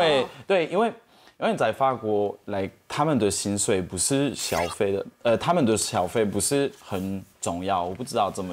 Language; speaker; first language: Chinese; non-native, fluent; French